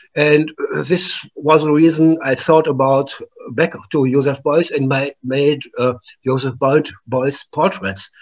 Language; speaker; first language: English; non-native, learner; German